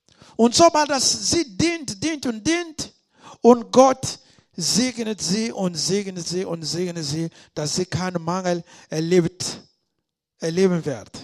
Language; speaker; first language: German; non-native, learner; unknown